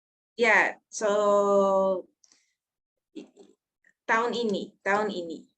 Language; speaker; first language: Indonesian; non-native, learner; Dutch